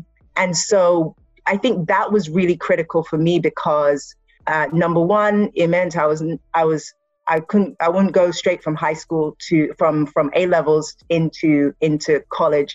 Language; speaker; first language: English; native; English